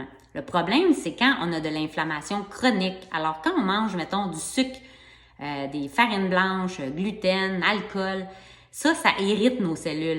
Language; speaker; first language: French; native; French